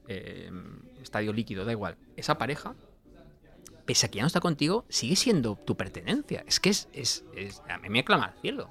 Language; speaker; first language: Spanish; native; Spanish